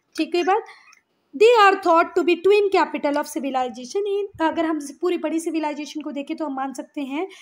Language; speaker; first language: Hindi; native; Hindi